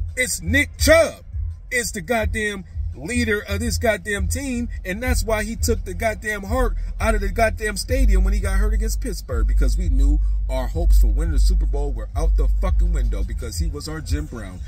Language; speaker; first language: English; native; English